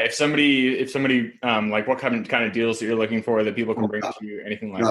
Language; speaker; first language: English; native; English